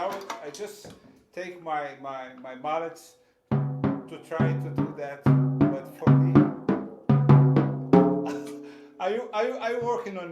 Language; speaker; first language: English; non-native, fluent; Portuguese